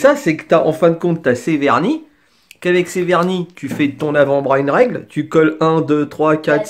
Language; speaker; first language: French; native; French